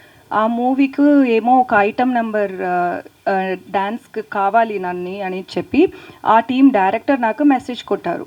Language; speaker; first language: Telugu; non-native, learner; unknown